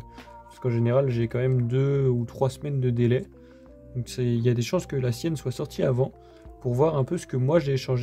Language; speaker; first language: French; native; French